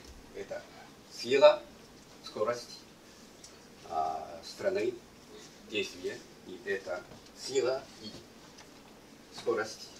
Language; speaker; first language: Russian; non-native, learner; Japanese